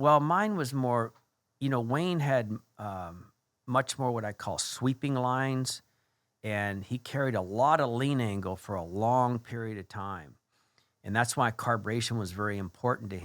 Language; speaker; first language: English; native; English